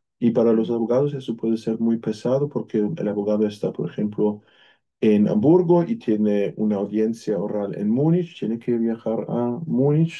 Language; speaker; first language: Spanish; non-native, fluent; German